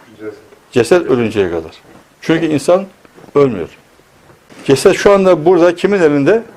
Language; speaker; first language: Turkish; native; Turkish